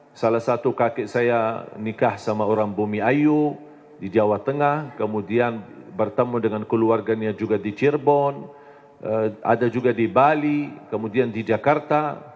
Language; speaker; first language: Indonesian; non-native, fluent; Arabic